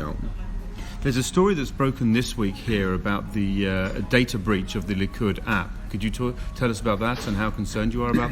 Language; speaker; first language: English; native; English